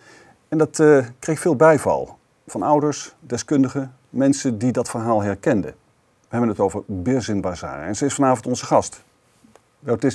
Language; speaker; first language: Dutch; native; Dutch